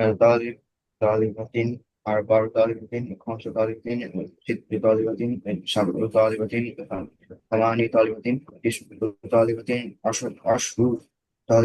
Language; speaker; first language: Arabic; non-native, learner; Bangla